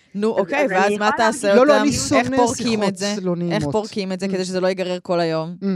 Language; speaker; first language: Hebrew; native; Hebrew